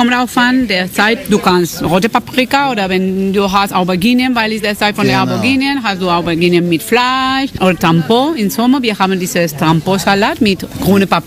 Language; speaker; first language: German; non-native, fluent; Catalan